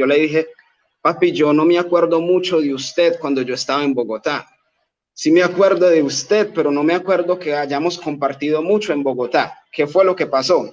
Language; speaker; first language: Spanish; native; Spanish